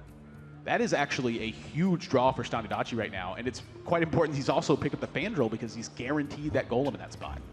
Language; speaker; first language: English; native; English